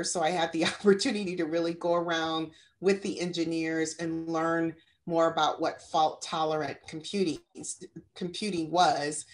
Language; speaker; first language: English; native; English